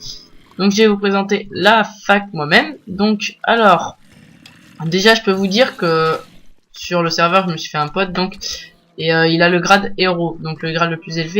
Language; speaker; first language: French; native; French